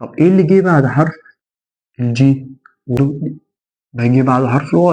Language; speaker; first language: Arabic; native; Arabic